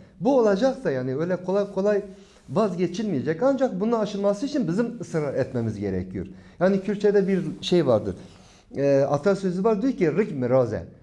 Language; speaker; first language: Turkish; non-native, local second language; Kurdish